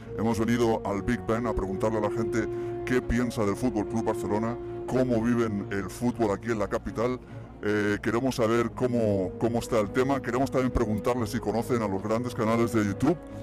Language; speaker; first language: Spanish; native; Spanish